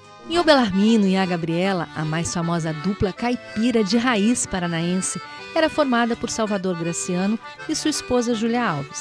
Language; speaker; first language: Portuguese; native; Portuguese